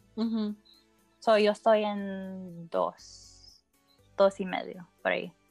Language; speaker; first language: Spanish; early bilingual, heritage; Spanish